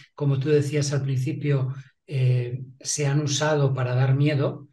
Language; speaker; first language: Spanish; non-native, local second language; Catalan